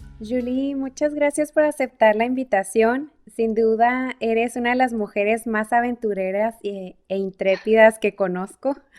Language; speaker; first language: Spanish; native; Spanish